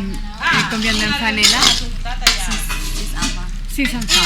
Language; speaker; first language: French; non-native, learner; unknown